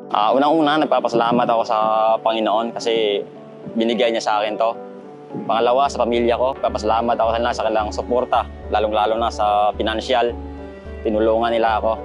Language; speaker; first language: Filipino; non-native, local second language; Cebuano